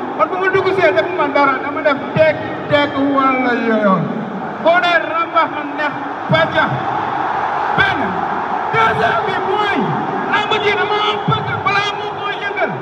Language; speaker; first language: Wolof; non-native, local second language; Serer